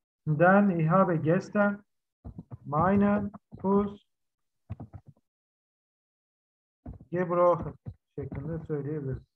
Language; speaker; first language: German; non-native, fluent; Turkish